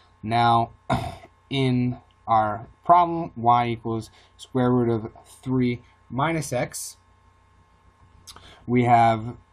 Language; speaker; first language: English; native; English